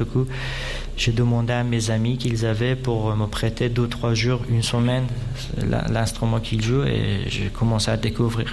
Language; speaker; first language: French; non-native, fluent; Persian